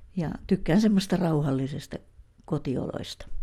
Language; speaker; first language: Finnish; native; Finnish